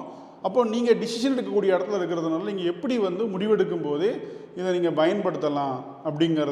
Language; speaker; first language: Tamil; native; Tamil